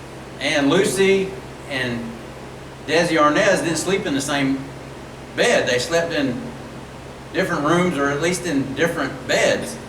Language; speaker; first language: English; native; English